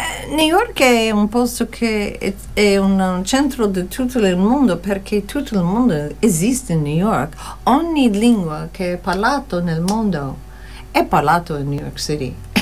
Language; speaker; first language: Italian; non-native, learner; English